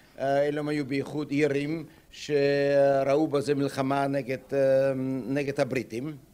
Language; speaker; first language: Hebrew; non-native, fluent; German